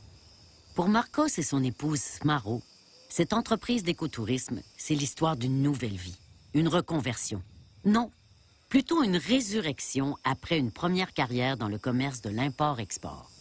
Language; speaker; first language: French; native; French